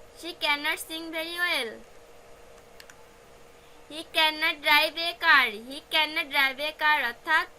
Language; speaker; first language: English; non-native, fluent; Bangla